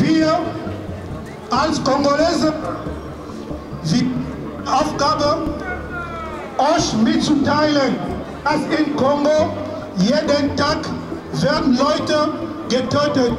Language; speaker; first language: German; non-native, fluent; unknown